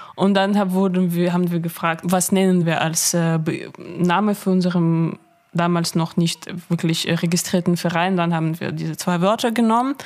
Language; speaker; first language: German; non-native, fluent; Russian